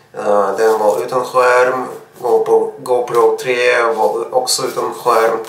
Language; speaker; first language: Swedish; non-native, fluent; Russian